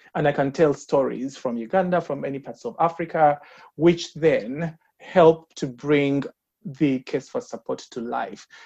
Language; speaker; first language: English; non-native, local second language; Ganda